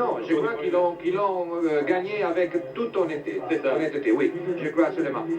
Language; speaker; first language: French; non-native, fluent; Italian